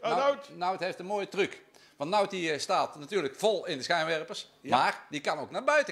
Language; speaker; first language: Dutch; native; Dutch